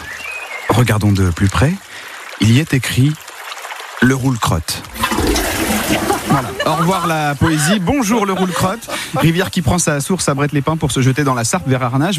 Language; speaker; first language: French; native; French